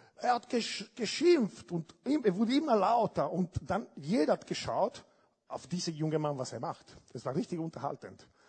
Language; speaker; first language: German; non-native, fluent; Italian